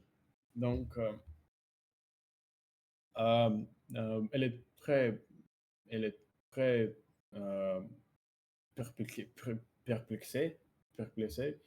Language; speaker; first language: French; non-native, learner; Russian